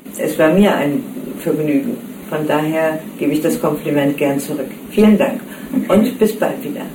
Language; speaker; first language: German; native; German